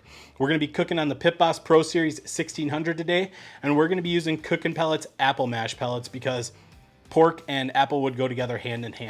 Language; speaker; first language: English; native; English